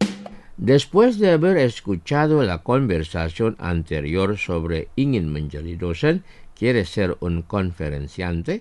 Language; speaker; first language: Spanish; non-native, fluent; Indonesian